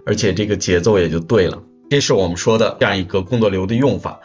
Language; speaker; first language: Chinese; native; Chinese